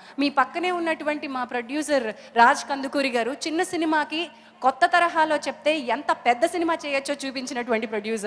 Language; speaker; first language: Telugu; native; Telugu